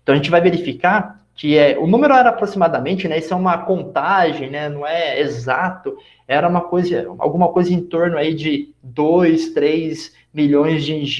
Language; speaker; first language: Portuguese; native; Portuguese